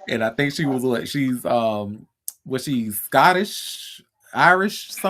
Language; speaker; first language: English; native; English